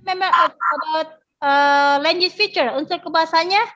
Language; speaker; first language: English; non-native, learner; Indonesian